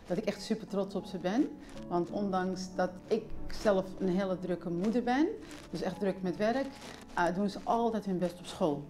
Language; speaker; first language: Dutch; early bilingual, other home language; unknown